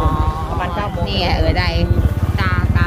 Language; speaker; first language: Vietnamese; non-native, learner; Thai